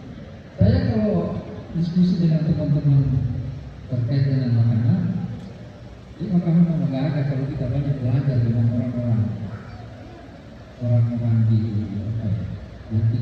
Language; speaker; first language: Indonesian; non-native, local second language; Buginese